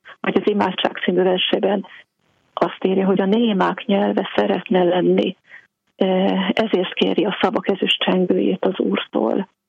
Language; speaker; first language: Hungarian; native; Hungarian